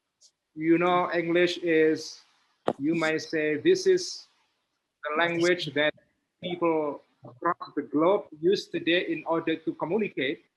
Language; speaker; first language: English; non-native, fluent; Indonesian